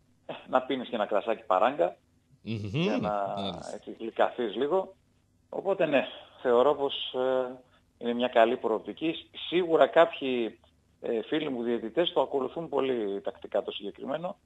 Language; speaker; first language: Greek; native; Greek